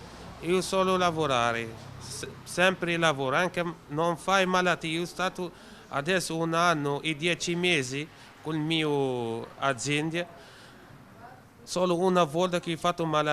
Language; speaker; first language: Italian; non-native, learner; Arabic